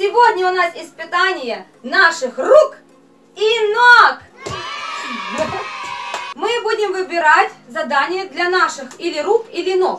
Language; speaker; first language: Russian; native; Russian